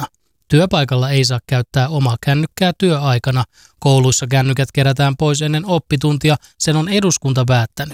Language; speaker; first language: Finnish; native; Finnish